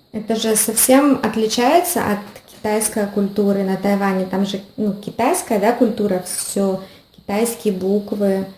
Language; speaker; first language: Russian; native; Russian